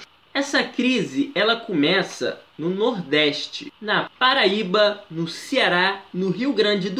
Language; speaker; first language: Portuguese; native; Portuguese